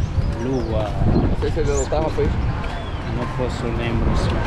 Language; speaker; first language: Portuguese; non-native, learner; Arabic